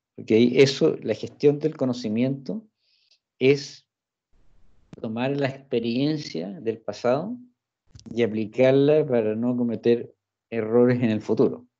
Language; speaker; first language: Spanish; early bilingual, heritage; Spanish